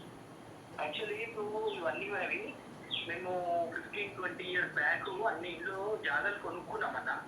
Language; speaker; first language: Telugu; native; Telugu